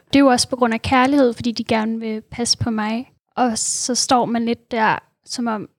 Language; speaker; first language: Danish; native; Danish